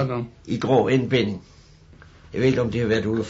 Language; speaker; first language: Danish; native; Danish